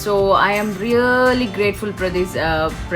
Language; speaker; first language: English; non-native, local second language; Tamil